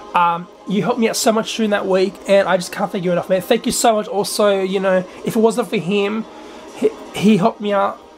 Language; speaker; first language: English; native; English